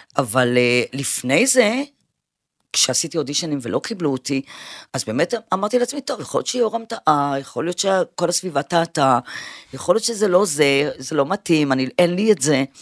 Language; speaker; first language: Hebrew; early bilingual, other home language; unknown